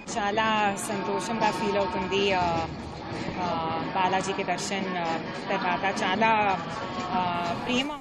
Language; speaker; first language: Telugu; non-native, learner; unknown